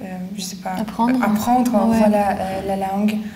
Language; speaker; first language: French; non-native, fluent; Lithuanian